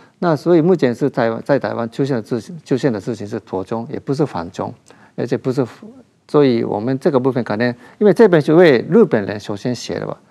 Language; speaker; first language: Chinese; non-native, fluent; Japanese